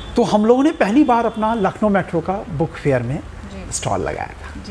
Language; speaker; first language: Hindi; native; Hindi